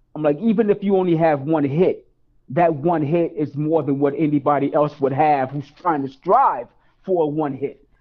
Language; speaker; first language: English; native; English